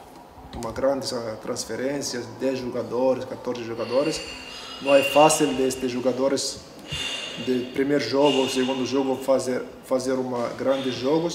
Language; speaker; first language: Portuguese; non-native, learner; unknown